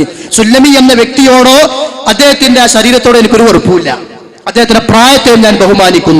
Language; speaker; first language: Malayalam; native; Malayalam